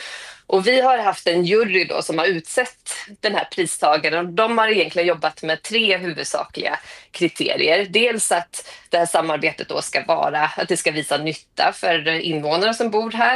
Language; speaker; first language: Swedish; native; Swedish